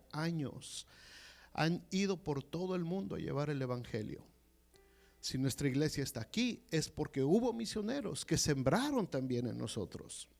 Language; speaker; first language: Spanish; native; Spanish